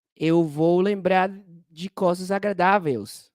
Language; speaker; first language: Portuguese; non-native, learner; Spanish